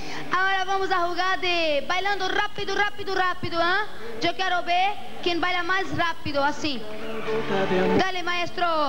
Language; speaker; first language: Spanish; non-native, fluent; Portuguese